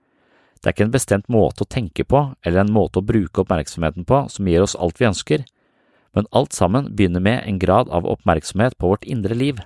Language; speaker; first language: Norwegian; native; Norwegian